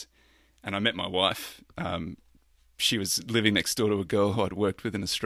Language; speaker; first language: English; native; English